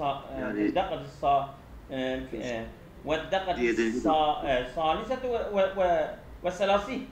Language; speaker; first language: Arabic; non-native, fluent; Turkish